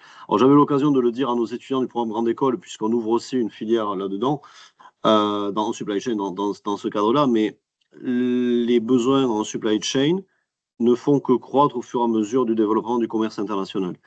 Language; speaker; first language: French; native; French